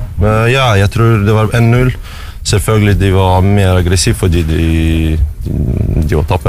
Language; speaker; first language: Norwegian; non-native, learner; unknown